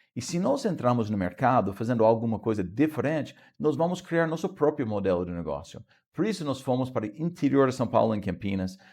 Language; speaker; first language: Portuguese; non-native, fluent; English